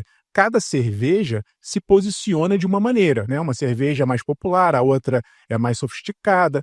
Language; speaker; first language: Portuguese; native; Portuguese